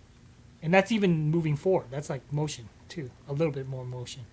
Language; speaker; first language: English; native; English